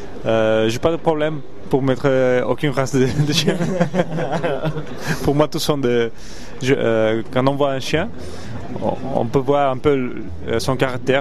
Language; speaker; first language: French; non-native, fluent; Spanish